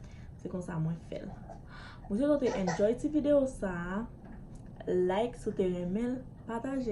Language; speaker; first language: French; non-native, learner; Haitian Creole